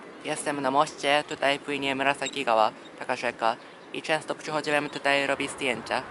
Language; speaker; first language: Polish; non-native, fluent; Japanese